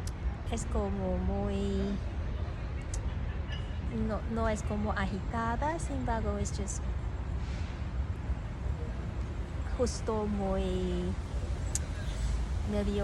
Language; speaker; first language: Spanish; non-native, learner; Cantonese